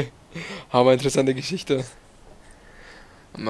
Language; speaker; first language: German; native; German